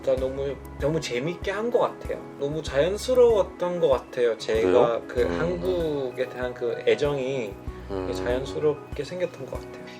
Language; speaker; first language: Korean; non-native, fluent; Persian